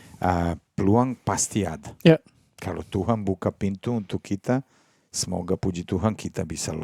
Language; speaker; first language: Indonesian; non-native, fluent; Serbian